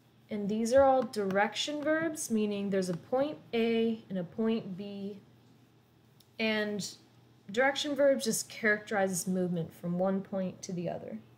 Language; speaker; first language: English; native; English